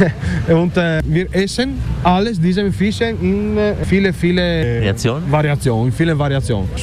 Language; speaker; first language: German; non-native, learner; Italian